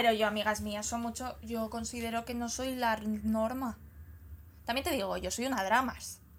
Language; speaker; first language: Spanish; native; Spanish